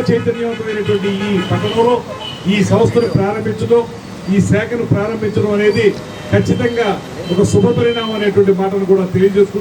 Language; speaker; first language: Telugu; native; Telugu